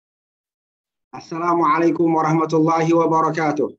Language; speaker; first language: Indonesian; native; Indonesian